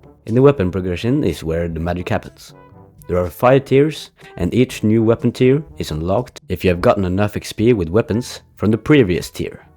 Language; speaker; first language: English; non-native, fluent; Norwegian